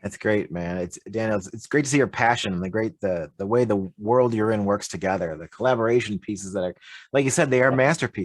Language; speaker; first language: English; native; English